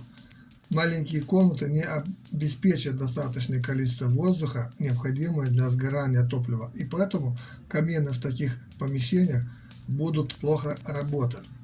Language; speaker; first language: Russian; native; Russian